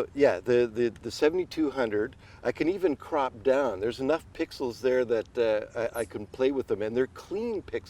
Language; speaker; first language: English; native; English